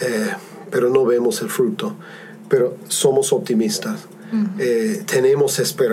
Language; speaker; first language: Spanish; non-native, fluent; English